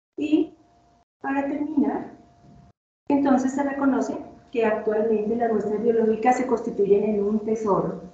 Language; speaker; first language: Spanish; native; Spanish